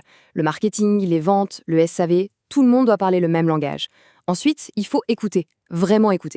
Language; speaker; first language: French; native; French